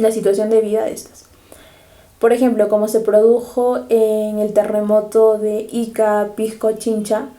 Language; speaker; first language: Spanish; native; Spanish